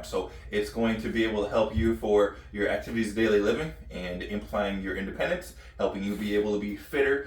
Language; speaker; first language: English; native; English